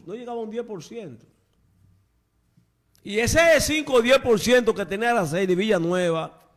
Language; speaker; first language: Spanish; native; Spanish